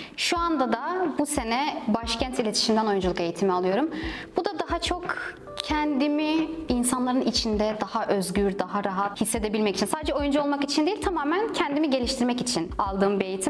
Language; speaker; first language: Turkish; non-native, fluent; Russian